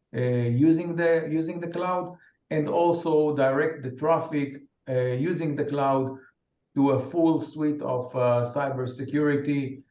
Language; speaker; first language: English; non-native, fluent; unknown